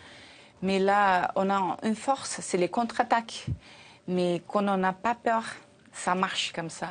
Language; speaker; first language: French; non-native, learner; Portuguese